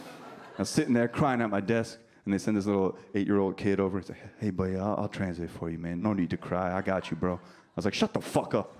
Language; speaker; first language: English; native; English